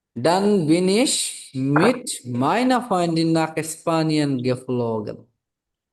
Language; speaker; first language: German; non-native, fluent; Bangla